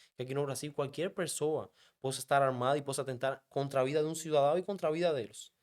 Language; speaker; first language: Portuguese; non-native, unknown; Spanish